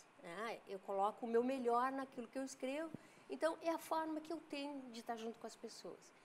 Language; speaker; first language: Portuguese; native; Portuguese